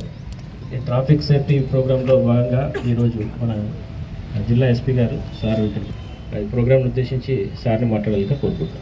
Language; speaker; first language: Telugu; native; Telugu